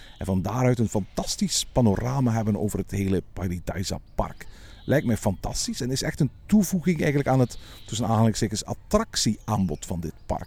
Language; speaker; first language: Dutch; native; Dutch